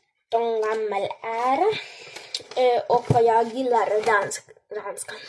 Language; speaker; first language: Swedish; non-native, local second language; Finnish